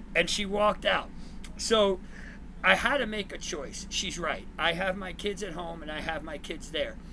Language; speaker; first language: English; native; English